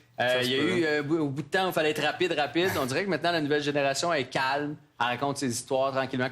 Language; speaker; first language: French; native; French